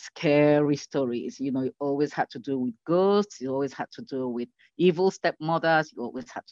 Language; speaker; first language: English; non-native, local second language; Igbo